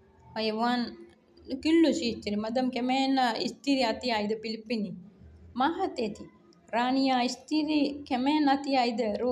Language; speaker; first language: Arabic; non-native, learner; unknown